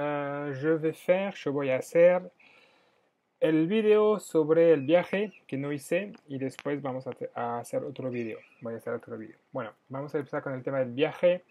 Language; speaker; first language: Spanish; non-native, fluent; French